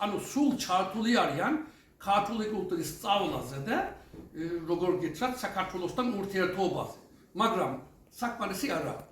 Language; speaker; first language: Georgian; non-native, fluent; Turkish